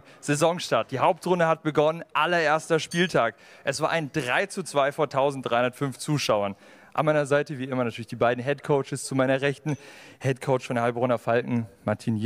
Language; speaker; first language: German; native; German